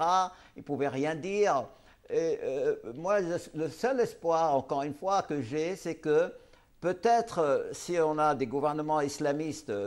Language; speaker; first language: French; non-native, local second language; Arabic